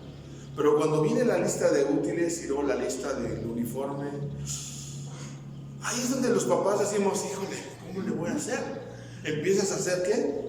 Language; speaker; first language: Spanish; native; Spanish